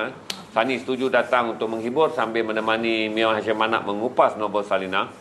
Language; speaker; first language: Malay; native; Malay